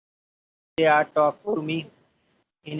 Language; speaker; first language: English; non-native, learner; Hindi